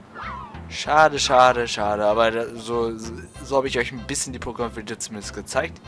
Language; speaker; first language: German; native; German